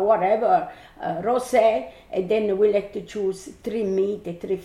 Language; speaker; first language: English; non-native, learner; Italian